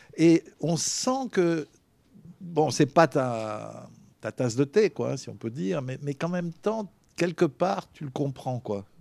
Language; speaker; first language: French; native; French